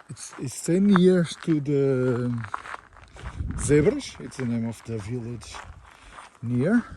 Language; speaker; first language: English; non-native, learner; Portuguese